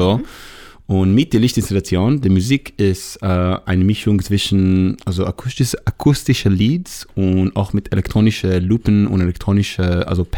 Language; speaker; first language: German; non-native, learner; Hebrew